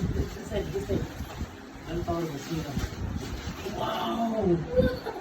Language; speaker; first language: English; non-native, learner; Malayalam